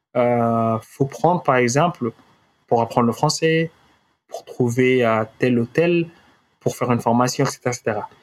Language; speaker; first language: French; non-native, fluent; Arabic